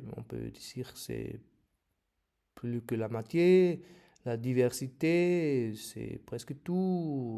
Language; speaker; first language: French; non-native, learner; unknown